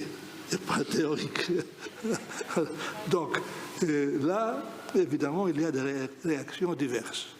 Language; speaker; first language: French; non-native, fluent; Greek